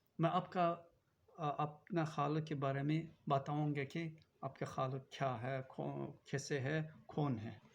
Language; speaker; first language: Urdu; non-native, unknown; Turkish